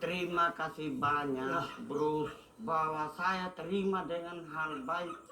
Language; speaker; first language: Indonesian; non-native, local second language; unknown